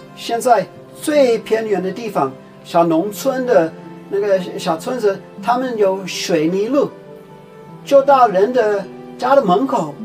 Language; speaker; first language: Chinese; non-native, fluent; English